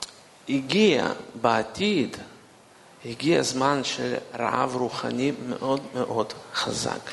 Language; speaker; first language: Hebrew; non-native, fluent; Russian